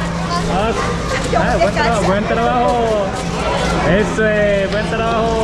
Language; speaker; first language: Spanish; non-native, learner; Japanese